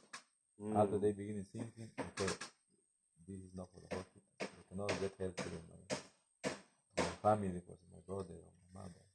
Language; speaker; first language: English; non-native, learner; Spanish